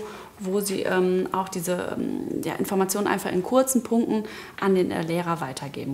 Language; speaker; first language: German; native; German